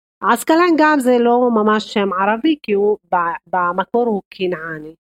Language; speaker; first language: Hebrew; non-native, local second language; Arabic